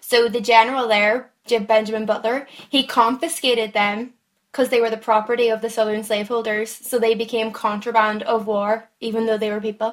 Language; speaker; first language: English; native; English